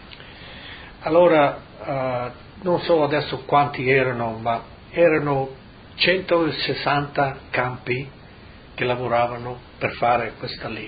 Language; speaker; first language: Italian; native; Italian